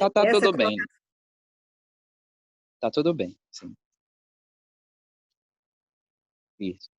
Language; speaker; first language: Portuguese; non-native, fluent; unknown